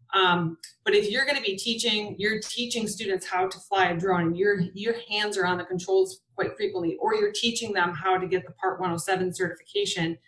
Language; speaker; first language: English; native; English